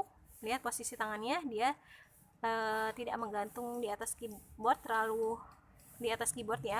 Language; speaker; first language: Indonesian; native; Indonesian